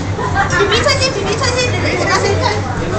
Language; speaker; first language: Chinese; native; Chinese